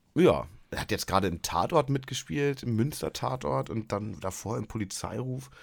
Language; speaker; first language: German; native; German